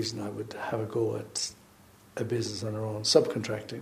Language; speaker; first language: English; native; English